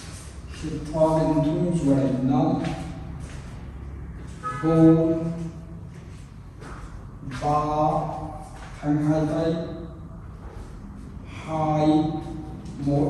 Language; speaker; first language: Vietnamese; non-native, learner; Hindi